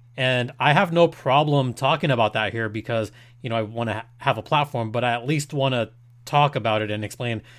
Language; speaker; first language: English; early bilingual, other home language; Spanish